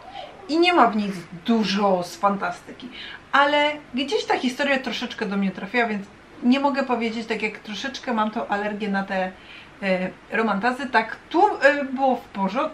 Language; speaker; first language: Polish; native; Polish